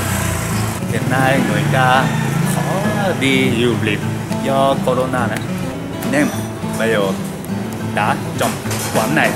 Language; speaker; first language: Vietnamese; non-native, learner; Japanese